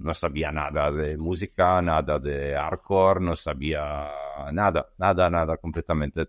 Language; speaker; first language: Spanish; non-native, learner; Italian